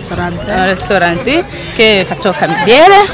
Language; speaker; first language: Italian; non-native, learner; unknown